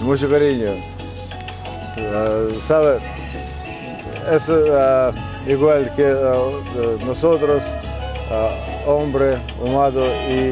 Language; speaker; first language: Spanish; non-native, learner; Russian